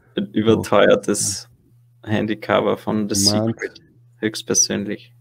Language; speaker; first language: German; native; German